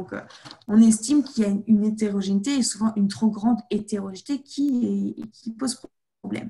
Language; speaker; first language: French; native; French